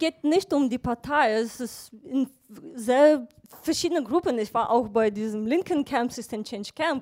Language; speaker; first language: German; non-native, fluent; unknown